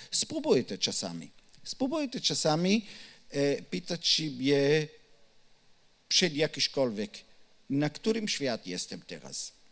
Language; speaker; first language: Polish; non-native, learner; Hebrew